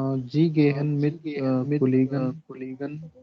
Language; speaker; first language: German; non-native, learner; Hindi